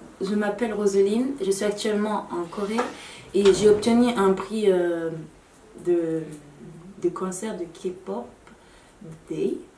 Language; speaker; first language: French; native; French